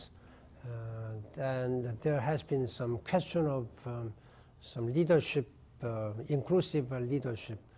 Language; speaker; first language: English; non-native, fluent; Korean